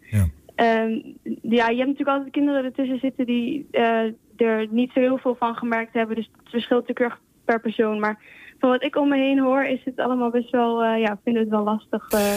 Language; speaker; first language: Dutch; early bilingual, other home language; Spanish